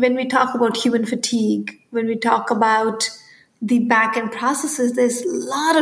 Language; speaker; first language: English; non-native, local second language; Hindi